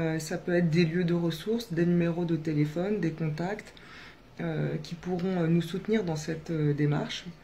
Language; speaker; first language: French; early bilingual, other home language; Soninke